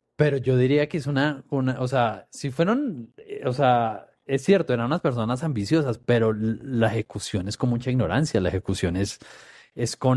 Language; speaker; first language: Spanish; native; Spanish